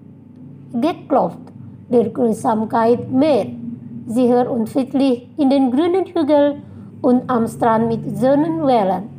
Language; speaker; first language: German; non-native, fluent; Indonesian